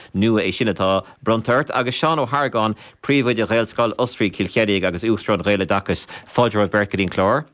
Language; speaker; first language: Irish; native; Irish